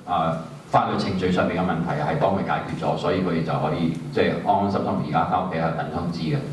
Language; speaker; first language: Cantonese; native; Cantonese